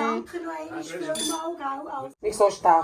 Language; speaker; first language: German; non-native, learner; Thai